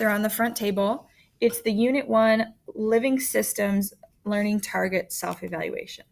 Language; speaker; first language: English; native; English